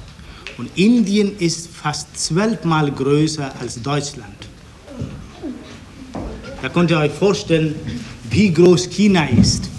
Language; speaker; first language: German; non-native, fluent; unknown